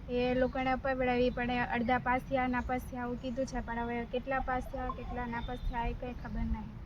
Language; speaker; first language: Gujarati; native; Gujarati